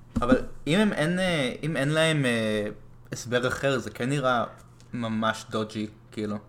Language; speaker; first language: Hebrew; non-native, fluent; English